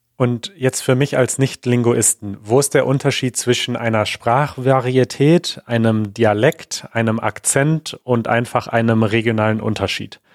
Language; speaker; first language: German; native; German